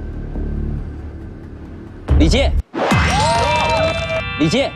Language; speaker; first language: Chinese; native; Chinese